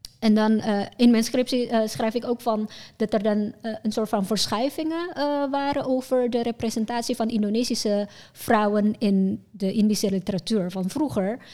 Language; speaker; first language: Dutch; non-native, fluent; Indonesian